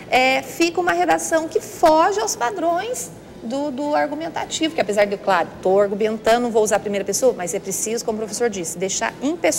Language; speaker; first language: Portuguese; native; Portuguese